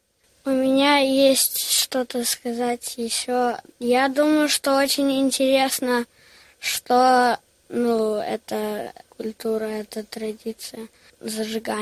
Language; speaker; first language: Russian; early bilingual, heritage; Russian